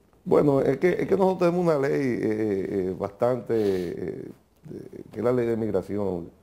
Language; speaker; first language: Spanish; native; Spanish